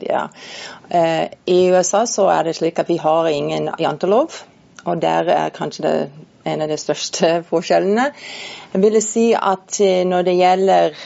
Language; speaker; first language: Norwegian; non-native, fluent; English